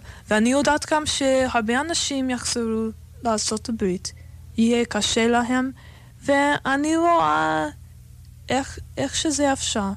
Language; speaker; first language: Hebrew; non-native, fluent; English